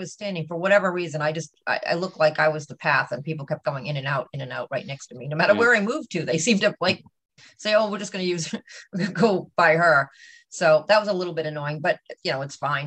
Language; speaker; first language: English; native; English